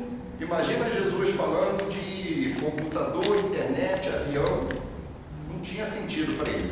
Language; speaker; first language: Portuguese; native; Portuguese